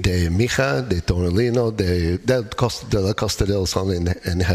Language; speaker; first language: Spanish; non-native, learner; English